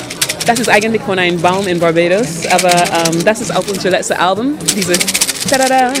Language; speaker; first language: German; non-native, fluent; English